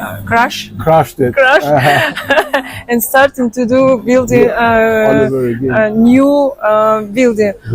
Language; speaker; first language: English; non-native, learner; Russian